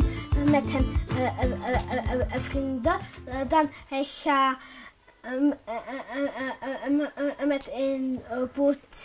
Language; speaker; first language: Dutch; non-native, learner; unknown